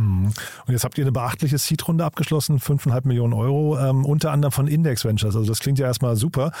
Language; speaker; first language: German; native; German